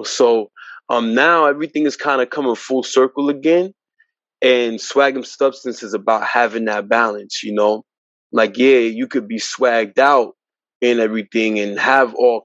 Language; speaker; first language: English; native; English